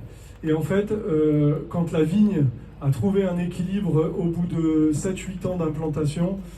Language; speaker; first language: French; native; French